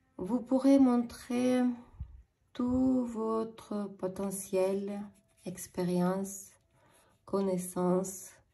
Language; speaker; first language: French; non-native, fluent; Ukrainian